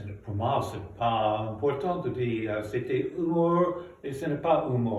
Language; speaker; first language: French; non-native, fluent; English